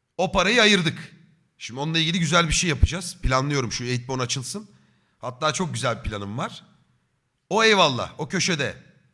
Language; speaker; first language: Turkish; native; Turkish